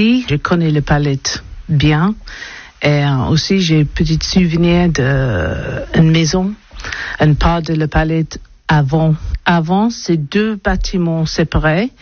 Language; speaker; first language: French; non-native, learner; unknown